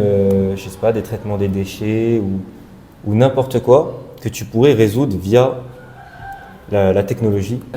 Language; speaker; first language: French; non-native, local second language; Malagasy